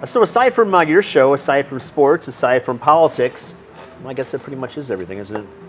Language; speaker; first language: English; native; English